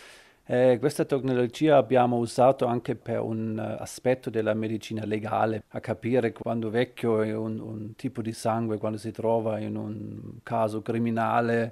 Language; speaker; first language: Italian; non-native, learner; German